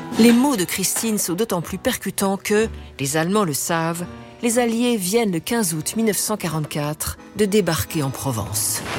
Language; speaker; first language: French; native; French